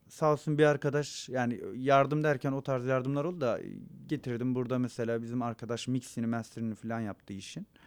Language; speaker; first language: Turkish; non-native, local second language; Zaza